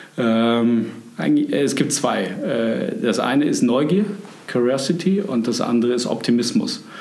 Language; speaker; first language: German; native; German